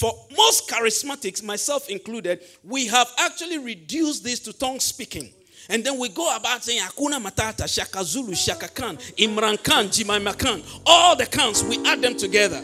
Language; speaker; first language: English; non-native, local second language; Ewe